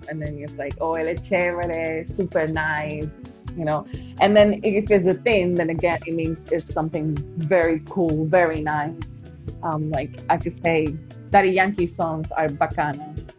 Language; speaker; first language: English; non-native, fluent; Spanish